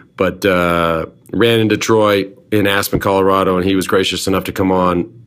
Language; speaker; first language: English; native; English